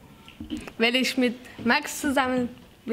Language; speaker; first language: German; early bilingual, other home language; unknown